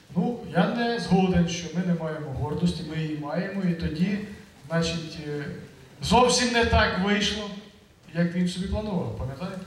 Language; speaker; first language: Ukrainian; native; Ukrainian